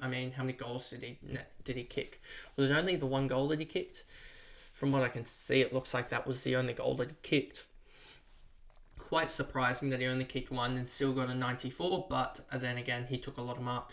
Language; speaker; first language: English; native; English